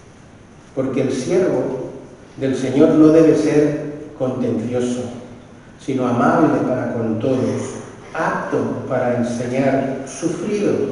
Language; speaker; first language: Spanish; native; Spanish